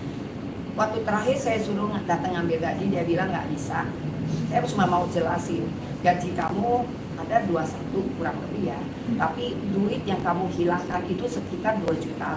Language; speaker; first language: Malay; non-native, local second language; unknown